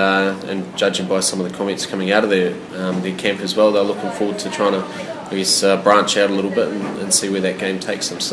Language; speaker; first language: English; native; English